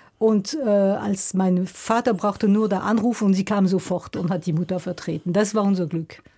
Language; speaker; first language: German; non-native, local second language; French